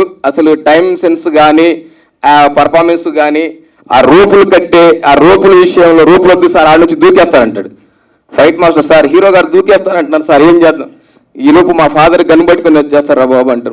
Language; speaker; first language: Telugu; native; Telugu